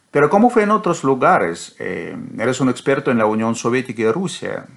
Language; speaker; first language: Spanish; non-native, fluent; Russian